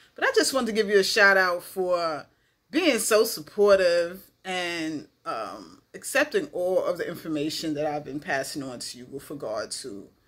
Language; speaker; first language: English; native; English